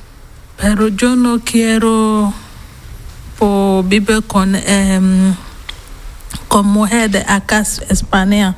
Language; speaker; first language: Spanish; non-native, learner; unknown